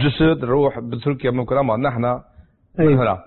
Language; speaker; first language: Arabic; non-native, learner; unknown